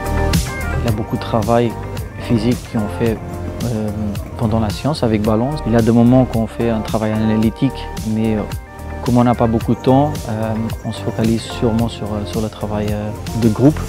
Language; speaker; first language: French; non-native, fluent; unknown